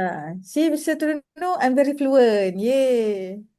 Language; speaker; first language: English; non-native, local second language; Malay